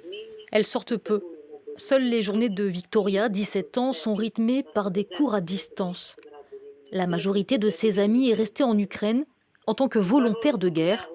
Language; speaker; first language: French; native; French